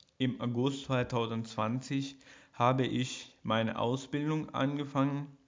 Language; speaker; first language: German; non-native, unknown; Urdu